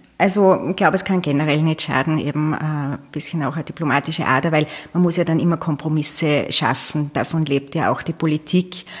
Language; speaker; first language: German; native; German